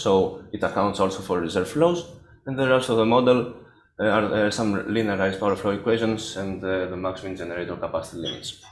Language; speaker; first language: English; non-native, fluent; Greek